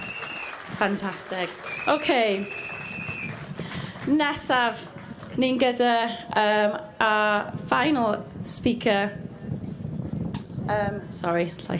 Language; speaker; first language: Welsh; non-native, learner; English